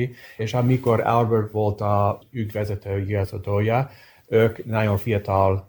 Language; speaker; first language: Hungarian; early bilingual, heritage; English